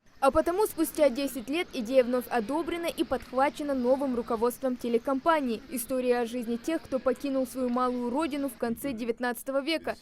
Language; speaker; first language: Russian; non-native, local second language; Ingush